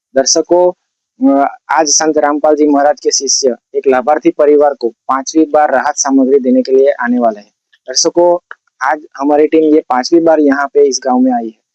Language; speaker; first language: Hindi; non-native, local second language; Gujarati